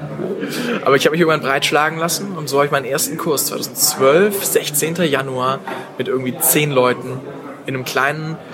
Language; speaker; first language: German; native; German